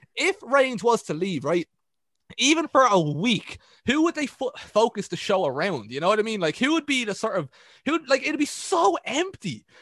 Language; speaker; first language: English; native; English